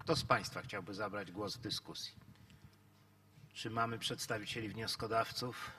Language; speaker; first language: Polish; native; Polish